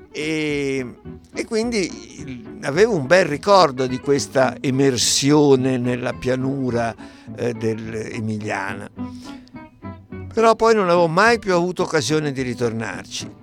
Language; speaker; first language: Italian; native; Italian